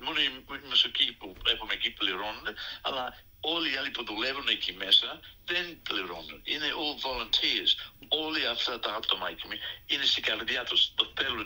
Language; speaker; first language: Greek; early bilingual, other home language; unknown